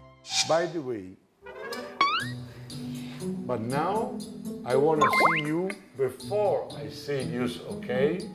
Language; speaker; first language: English; non-native, learner; Italian